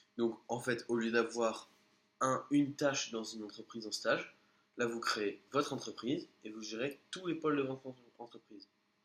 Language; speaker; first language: French; native; French